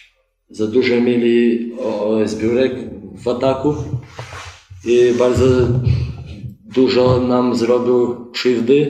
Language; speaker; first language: Polish; non-native, fluent; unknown